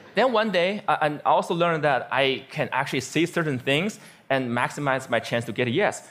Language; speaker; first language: English; non-native, fluent; Chinese